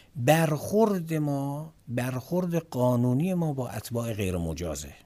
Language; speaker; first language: Persian; native; Persian